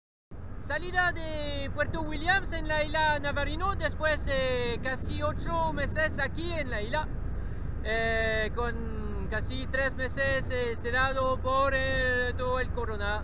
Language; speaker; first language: Spanish; non-native, learner; French